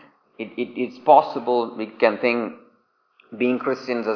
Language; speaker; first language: English; non-native, local second language; Malayalam